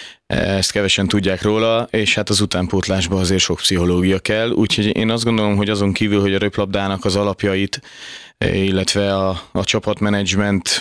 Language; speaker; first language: Hungarian; native; Hungarian